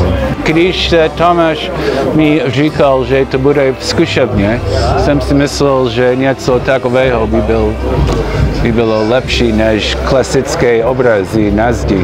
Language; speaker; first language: Czech; non-native, fluent; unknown